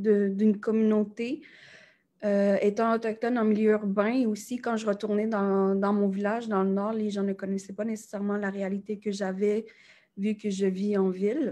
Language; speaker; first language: French; native; French